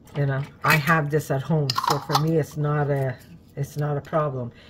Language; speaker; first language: English; native; English